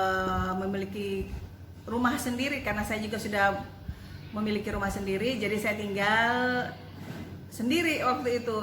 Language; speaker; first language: Indonesian; native; Indonesian